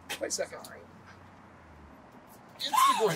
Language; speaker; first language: English; native; English